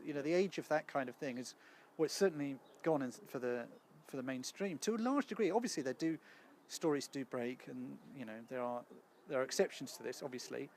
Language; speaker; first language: English; native; English